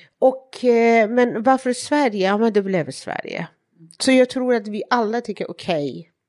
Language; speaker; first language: Swedish; non-native, fluent; Persian